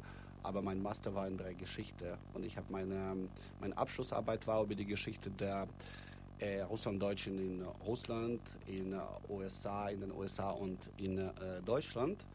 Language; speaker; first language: German; non-native, fluent; Russian